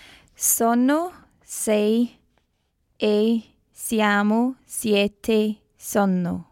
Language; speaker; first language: Italian; non-native, learner; English